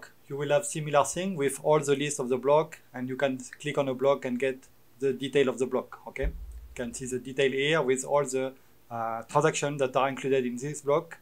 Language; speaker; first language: English; non-native, fluent; French